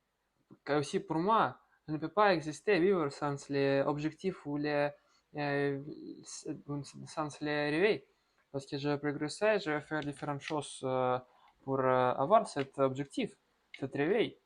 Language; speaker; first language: French; non-native, learner; Russian